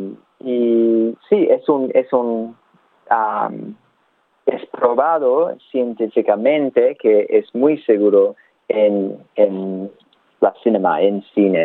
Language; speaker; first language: Spanish; non-native, learner; English